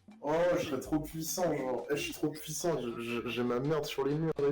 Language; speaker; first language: French; native; French